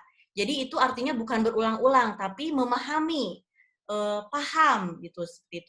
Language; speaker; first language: Indonesian; native; Indonesian